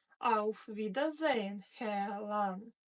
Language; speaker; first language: German; non-native, fluent; Ukrainian